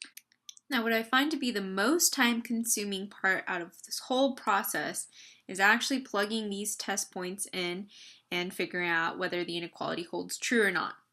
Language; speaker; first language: English; native; English